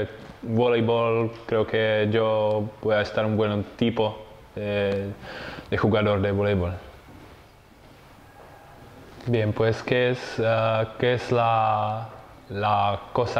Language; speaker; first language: Spanish; non-native, fluent; Czech